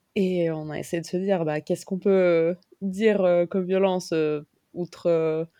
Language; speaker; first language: French; non-native, fluent; Spanish